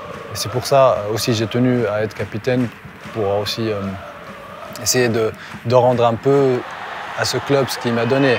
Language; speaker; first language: French; non-native, local second language; Arabic